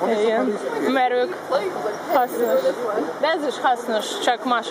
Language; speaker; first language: Hungarian; non-native, learner; Russian